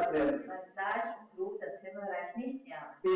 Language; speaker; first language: German; non-native, fluent; Russian